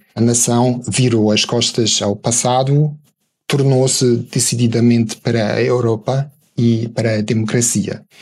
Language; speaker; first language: Portuguese; non-native, fluent; German